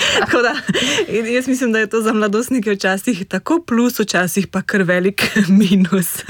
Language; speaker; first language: Slovenian; native; Slovenian